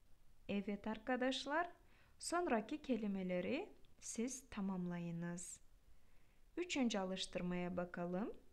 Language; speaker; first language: Turkish; non-native, fluent; Kyrgyz